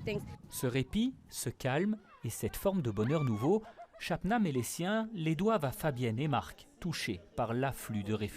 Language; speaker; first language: French; native; French